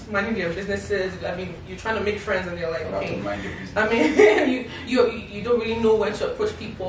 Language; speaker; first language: English; non-native, local second language; Igbo